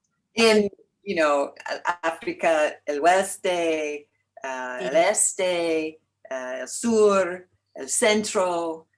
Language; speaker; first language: Spanish; non-native, learner; English